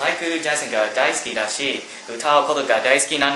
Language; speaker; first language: Japanese; non-native, learner; English